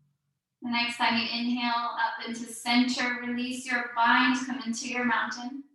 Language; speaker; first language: English; native; English